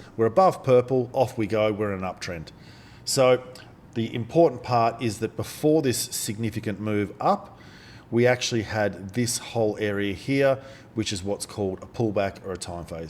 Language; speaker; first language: English; native; English